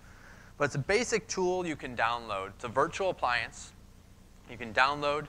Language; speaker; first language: English; native; English